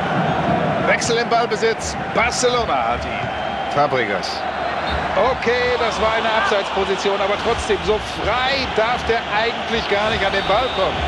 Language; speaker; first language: German; native; German